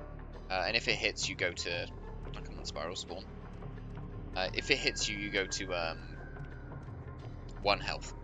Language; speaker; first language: English; native; English